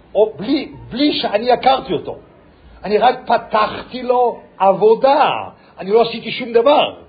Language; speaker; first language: Hebrew; non-native, fluent; English